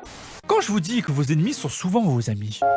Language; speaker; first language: French; native; French